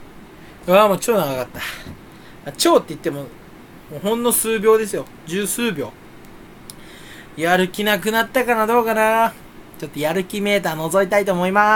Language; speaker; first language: Japanese; native; Japanese